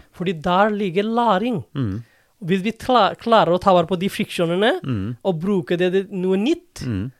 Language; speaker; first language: Norwegian; non-native, fluent; Bangla